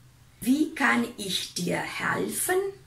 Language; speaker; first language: German; non-native, fluent; Indonesian